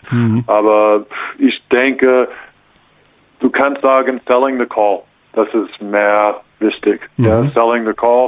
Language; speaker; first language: German; non-native, learner; English